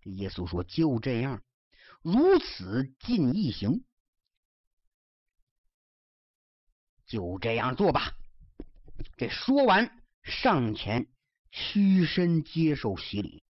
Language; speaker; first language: Chinese; native; Chinese